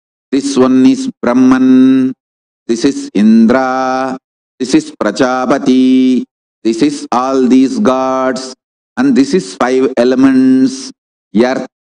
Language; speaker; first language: English; non-native, local second language; Tamil